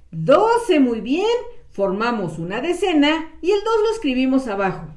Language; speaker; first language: Spanish; native; Spanish